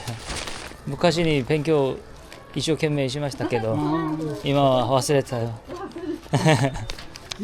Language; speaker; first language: Japanese; non-native, learner; Korean